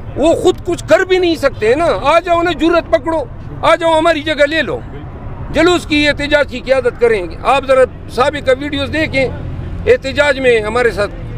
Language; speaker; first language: Urdu; non-native, local second language; Pashto